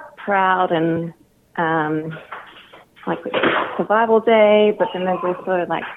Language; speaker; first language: English; native; English